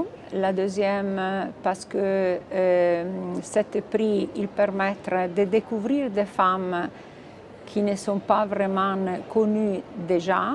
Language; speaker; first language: French; non-native, fluent; Italian